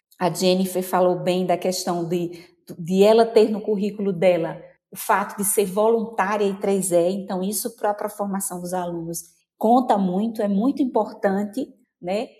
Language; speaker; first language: Portuguese; native; Portuguese